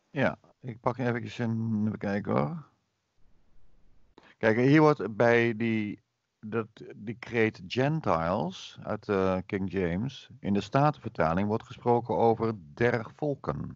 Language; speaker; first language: Dutch; native; Dutch